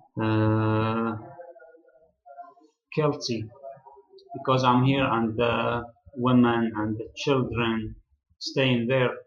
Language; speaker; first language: English; non-native, learner; Arabic